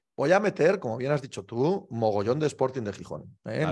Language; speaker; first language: Spanish; native; Spanish